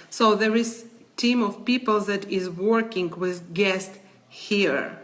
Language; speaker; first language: English; non-native, learner; Ukrainian